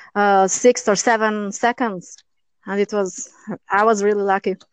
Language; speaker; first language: English; non-native, learner; Albanian